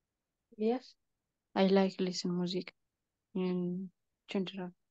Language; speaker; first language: English; non-native, learner; Tigrinya